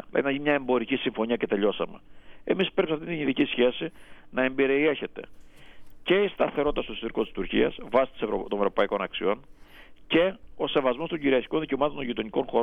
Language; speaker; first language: Greek; native; Greek